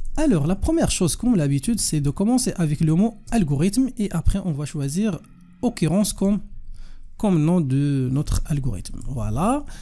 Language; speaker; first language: French; non-native, local second language; Arabic